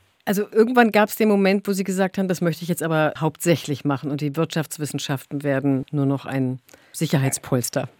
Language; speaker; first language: German; native; German